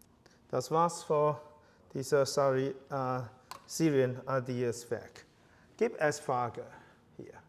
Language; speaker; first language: German; non-native, learner; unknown